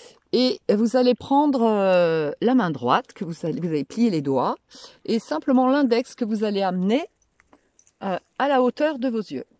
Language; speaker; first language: French; native; French